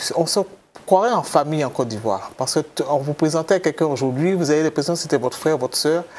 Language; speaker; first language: French; native; French